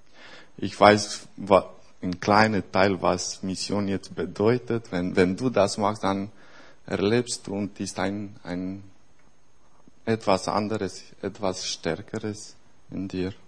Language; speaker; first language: German; non-native, fluent; Romanian